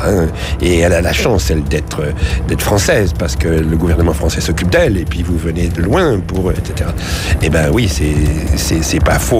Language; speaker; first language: French; native; French